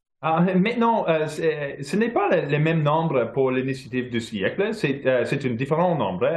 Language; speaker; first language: French; non-native, local second language; English